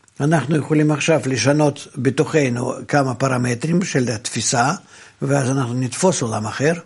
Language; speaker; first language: Hebrew; non-native, fluent; Russian